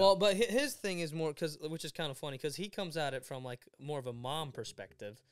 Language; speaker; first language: English; early bilingual, other home language; Swedish